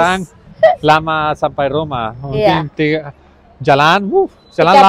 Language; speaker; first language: Indonesian; non-native, learner; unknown